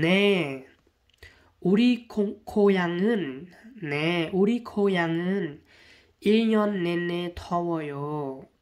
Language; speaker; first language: Korean; non-native, learner; Hmong